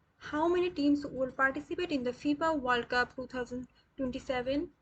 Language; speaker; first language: English; non-native, local second language; Bangla